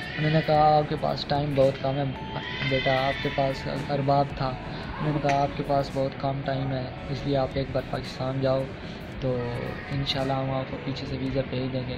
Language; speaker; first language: Urdu; non-native, local second language; Punjabi